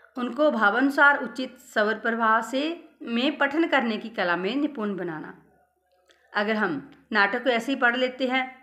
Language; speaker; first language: Hindi; non-native, local second language; Punjabi